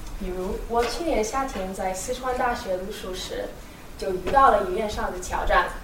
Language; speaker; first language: Chinese; non-native, fluent; English